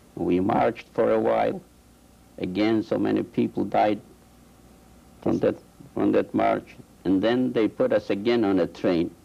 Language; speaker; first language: English; non-native, fluent; Polish